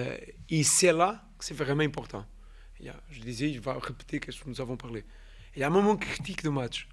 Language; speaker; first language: French; non-native, fluent; Portuguese